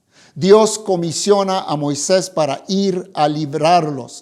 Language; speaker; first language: Spanish; native; Spanish